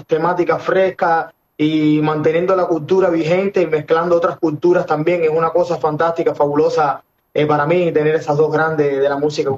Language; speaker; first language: Spanish; native; Spanish